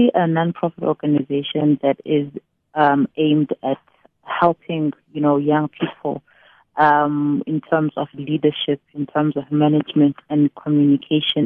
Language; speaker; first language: English; non-native, local second language; Xhosa